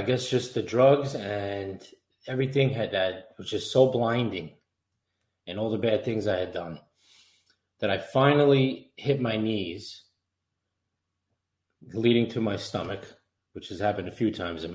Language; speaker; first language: English; native; English